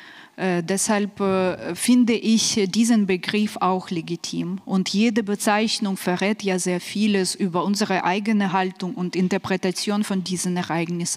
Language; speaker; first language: German; non-native, fluent; Ukrainian